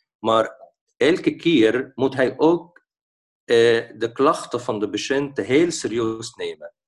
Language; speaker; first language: Dutch; non-native, fluent; Arabic